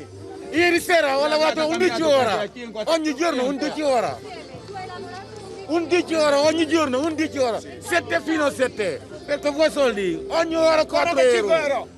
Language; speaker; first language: Italian; non-native, learner; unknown